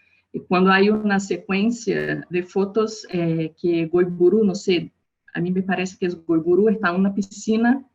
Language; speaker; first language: Spanish; non-native, learner; Portuguese